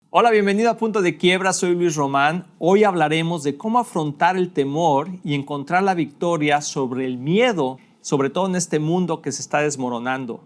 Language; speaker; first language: Spanish; native; Spanish